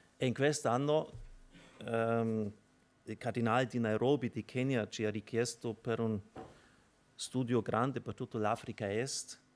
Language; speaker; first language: Italian; non-native, fluent; German